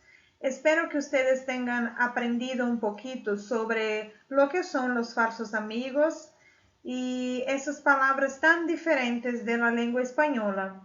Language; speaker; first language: Spanish; non-native, fluent; Portuguese